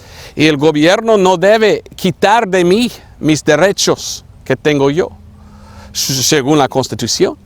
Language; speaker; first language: Spanish; non-native, fluent; English